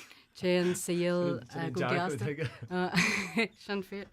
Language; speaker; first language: Irish; non-native, local second language; English